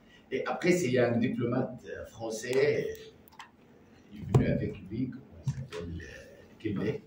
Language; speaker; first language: French; non-native, learner; Arabic